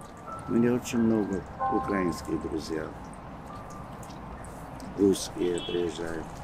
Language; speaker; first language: Russian; non-native, fluent; Georgian